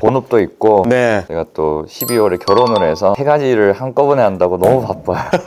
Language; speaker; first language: Korean; native; Korean